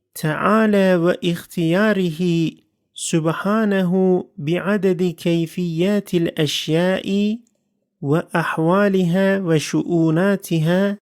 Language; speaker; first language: Arabic; non-native, fluent; Turkish